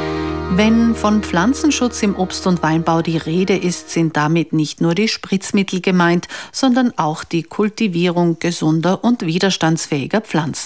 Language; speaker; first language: German; native; German